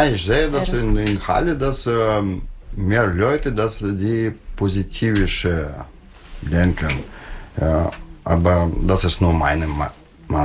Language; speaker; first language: German; non-native, learner; Russian